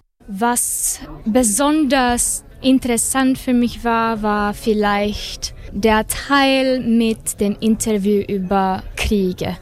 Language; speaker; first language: German; non-native, fluent; Slovak